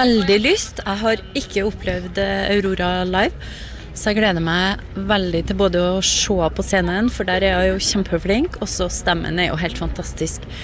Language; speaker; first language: Norwegian; native; Norwegian